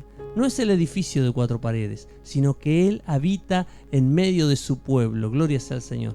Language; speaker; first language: Spanish; native; Spanish